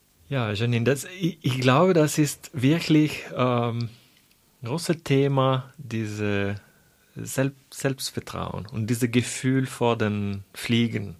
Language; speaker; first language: German; non-native, fluent; Italian